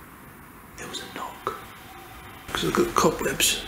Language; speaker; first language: English; native; English